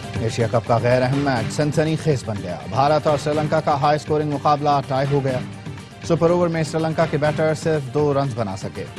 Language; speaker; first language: Urdu; native; Urdu